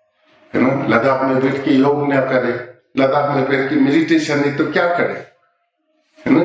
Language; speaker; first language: Hindi; non-native, local second language; Ladakhi